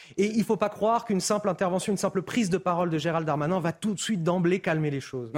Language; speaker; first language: French; native; French